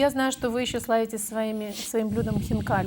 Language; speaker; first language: Russian; native; Russian